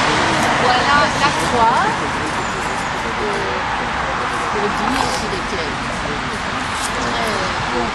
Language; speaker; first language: French; non-native, fluent; German